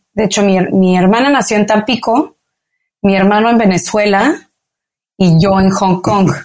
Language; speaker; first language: Spanish; native; Spanish